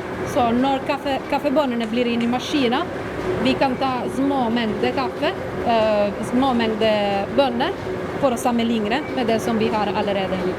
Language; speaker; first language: Norwegian; non-native, fluent; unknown